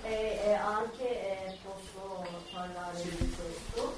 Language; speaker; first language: Italian; non-native, learner; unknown